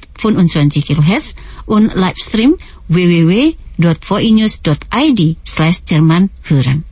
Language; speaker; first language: German; non-native, fluent; Indonesian